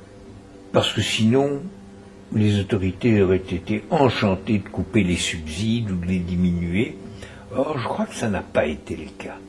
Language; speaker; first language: French; native; French